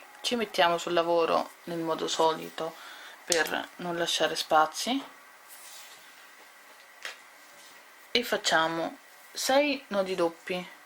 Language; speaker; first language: Italian; native; Italian